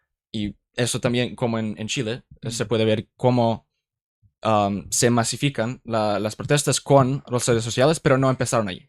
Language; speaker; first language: Spanish; non-native, learner; English